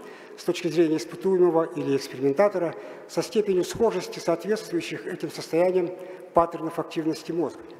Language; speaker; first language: Russian; native; Russian